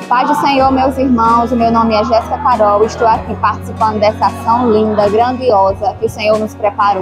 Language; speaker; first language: Portuguese; native; Portuguese